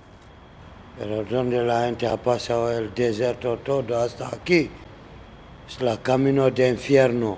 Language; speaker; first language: Spanish; non-native, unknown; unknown